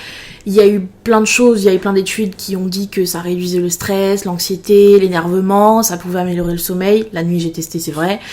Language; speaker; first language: French; native; French